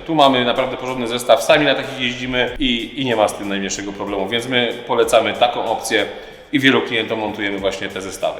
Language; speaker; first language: Polish; native; Polish